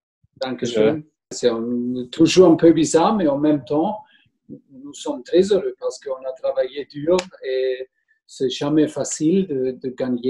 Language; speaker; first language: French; non-native, learner; German